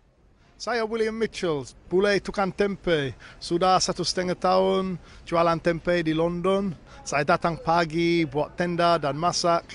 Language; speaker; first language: Indonesian; non-native, fluent; English